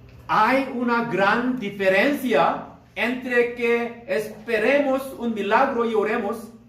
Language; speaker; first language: Spanish; non-native, learner; Korean